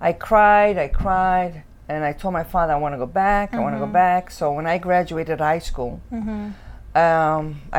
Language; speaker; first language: English; early bilingual, other home language; Italian